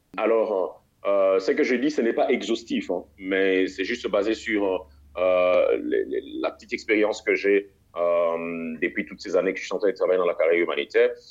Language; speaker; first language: French; non-native, local second language; Lingala